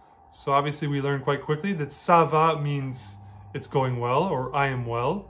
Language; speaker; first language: English; native; English